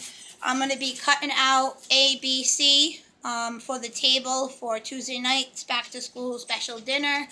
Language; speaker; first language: English; native; English